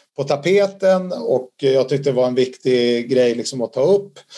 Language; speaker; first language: Swedish; native; Swedish